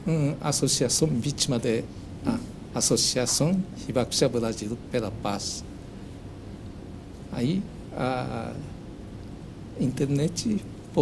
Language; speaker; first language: Portuguese; non-native, learner; Japanese